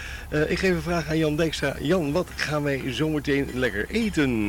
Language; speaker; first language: Dutch; native; Dutch